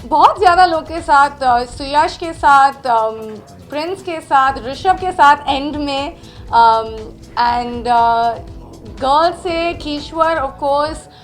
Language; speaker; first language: Hindi; non-native, local second language; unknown